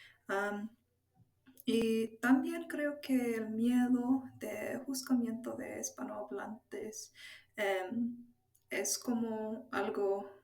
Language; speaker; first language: Spanish; non-native, fluent; English